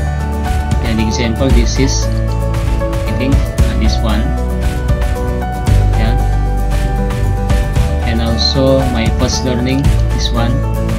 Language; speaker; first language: English; non-native, learner; Indonesian